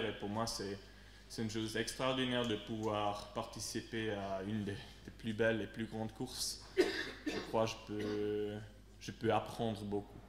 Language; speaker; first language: French; non-native, local second language; Swiss German